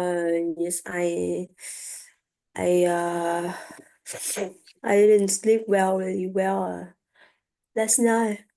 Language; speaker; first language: English; non-native, learner; French